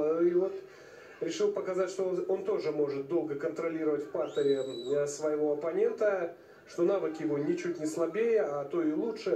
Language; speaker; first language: Russian; native; Russian